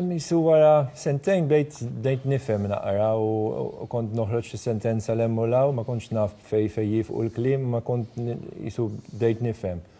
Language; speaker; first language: Maltese; non-native, fluent; Dutch